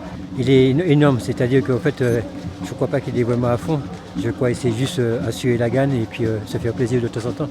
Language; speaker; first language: French; native; French